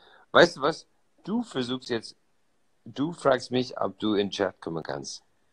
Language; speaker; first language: German; non-native, fluent; English